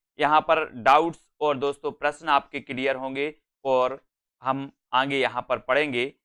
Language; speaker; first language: Hindi; native; Hindi